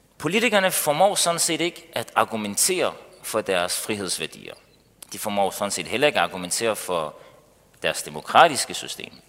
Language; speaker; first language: Danish; early bilingual, other home language; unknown